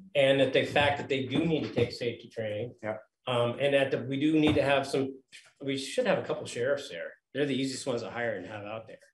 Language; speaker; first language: English; native; English